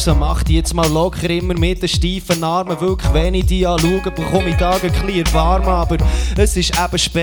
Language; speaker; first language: German; native; German